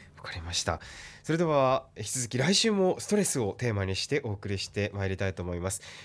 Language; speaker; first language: Japanese; native; Japanese